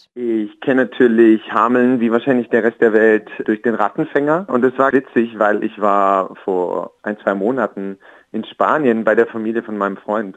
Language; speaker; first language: German; native; German